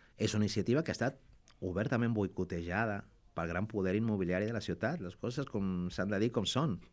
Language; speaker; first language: Catalan; non-native, fluent; Spanish